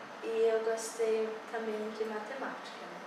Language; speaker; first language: Portuguese; early bilingual, heritage; English